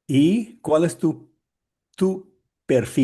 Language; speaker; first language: Spanish; non-native, learner; English